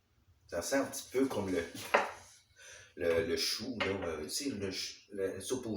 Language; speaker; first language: French; native; French